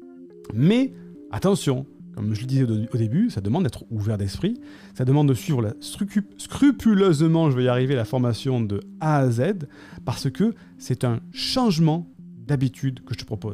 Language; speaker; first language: French; native; French